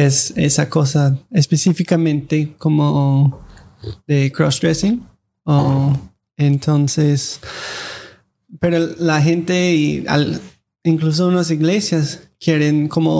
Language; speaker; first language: Spanish; non-native, fluent; English